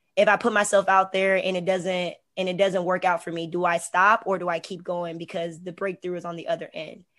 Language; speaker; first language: English; native; English